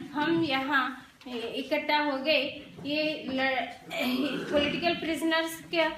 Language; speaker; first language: Hindi; non-native, fluent; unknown